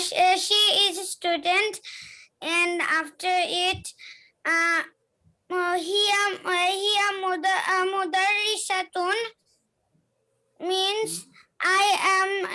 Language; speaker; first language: English; non-native, learner; Bangla